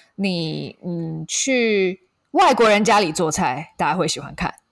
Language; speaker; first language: Chinese; native; Chinese